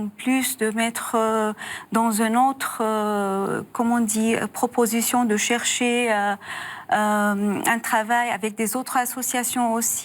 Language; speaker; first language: French; non-native, fluent; Arabic